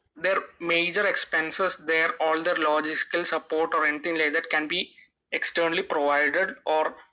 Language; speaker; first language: English; non-native, local second language; Malayalam